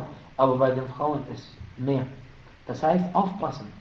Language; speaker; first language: German; non-native, fluent; Arabic